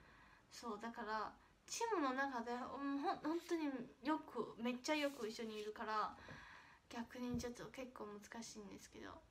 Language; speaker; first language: Japanese; non-native, fluent; Chinese